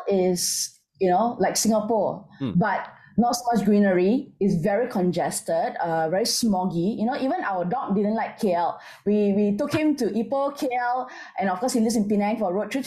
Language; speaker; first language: English; non-native, local second language; Min Nan Chinese